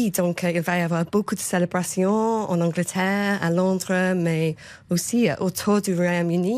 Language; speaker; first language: French; non-native, fluent; English